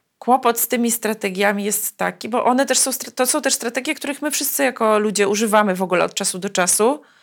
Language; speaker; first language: Polish; native; Polish